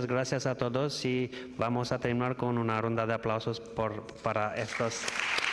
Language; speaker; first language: Spanish; non-native, fluent; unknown